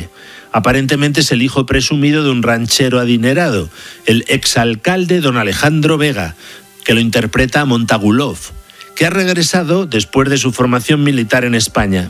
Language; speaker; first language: Spanish; native; Spanish